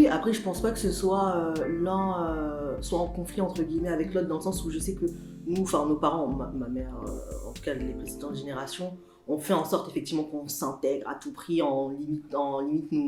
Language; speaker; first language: French; native; French